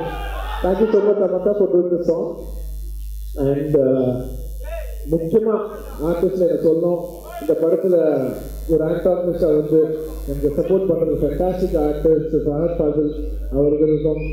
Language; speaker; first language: Tamil; non-native, local second language; Telugu